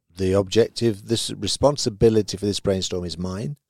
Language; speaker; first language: English; native; English